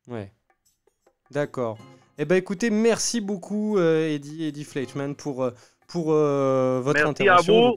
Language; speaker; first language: French; native; French